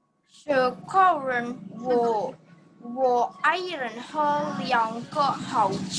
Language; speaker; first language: Chinese; non-native, learner; Indonesian